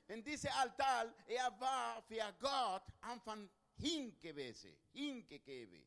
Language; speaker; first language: German; non-native, learner; Spanish